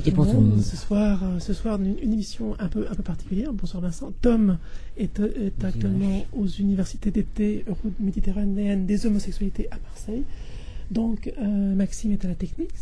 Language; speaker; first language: French; native; French